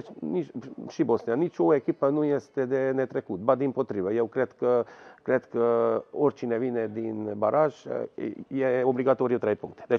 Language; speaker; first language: Romanian; non-native, local second language; Hungarian